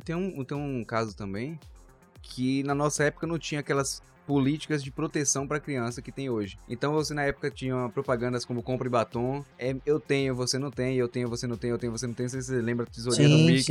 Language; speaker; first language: Portuguese; native; Portuguese